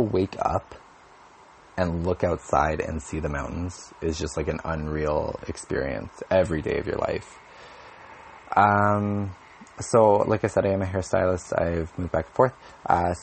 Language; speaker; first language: English; native; English